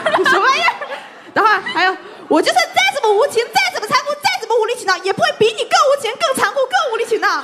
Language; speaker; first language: Chinese; native; Chinese